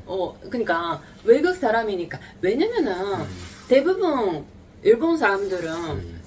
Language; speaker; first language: Korean; non-native, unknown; Japanese